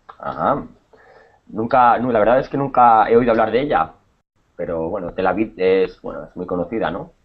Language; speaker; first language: Spanish; native; Spanish